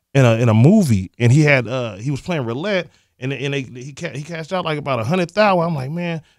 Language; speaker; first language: English; native; English